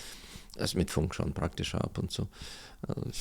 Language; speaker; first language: German; non-native, learner; Russian